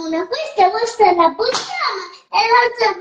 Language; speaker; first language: Italian; early bilingual, other home language; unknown